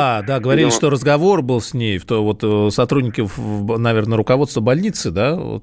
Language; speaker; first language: Russian; native; Russian